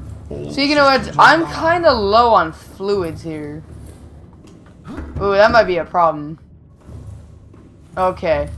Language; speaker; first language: English; native; English